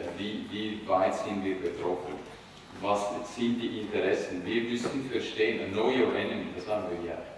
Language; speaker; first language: German; non-native, fluent; Italian